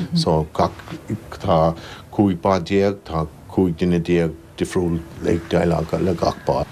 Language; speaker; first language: Irish; native; Irish